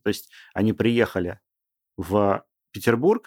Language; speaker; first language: Russian; native; Russian